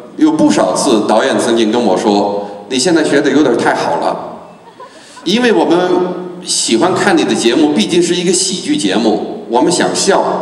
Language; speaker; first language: Chinese; non-native, fluent; English